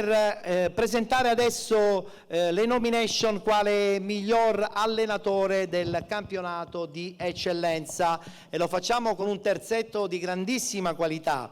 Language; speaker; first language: Italian; native; Italian